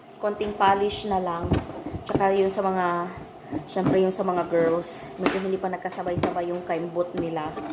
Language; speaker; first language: Filipino; non-native, local second language; Cebuano